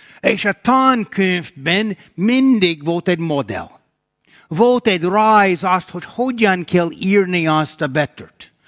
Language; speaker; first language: Hungarian; non-native, fluent; English